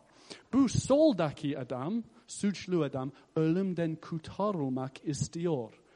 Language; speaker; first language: Turkish; non-native, fluent; English